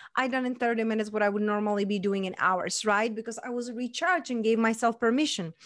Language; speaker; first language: English; non-native, fluent; Czech